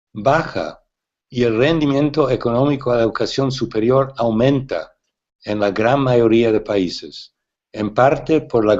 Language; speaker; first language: Spanish; non-native, fluent; English